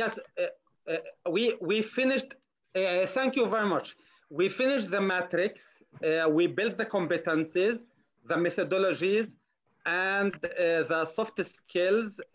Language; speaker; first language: English; non-native, learner; Arabic